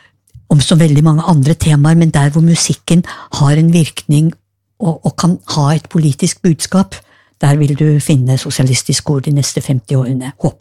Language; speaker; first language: Norwegian; native; Norwegian